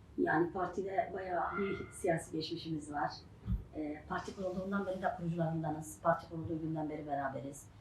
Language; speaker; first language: Turkish; non-native, local second language; Arabic